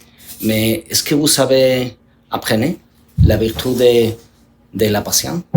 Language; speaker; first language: French; non-native, learner; Spanish